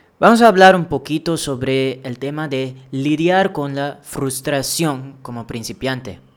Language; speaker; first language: Spanish; non-native, fluent; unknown